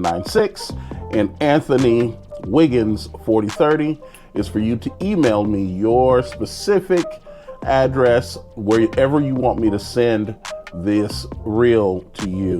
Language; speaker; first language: English; native; English